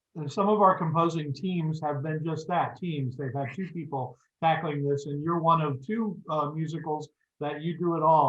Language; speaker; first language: English; native; English